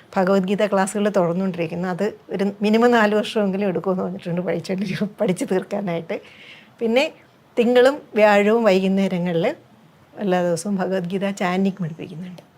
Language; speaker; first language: Malayalam; native; Malayalam